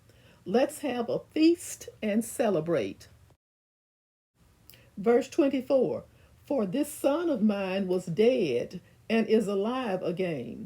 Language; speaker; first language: English; native; English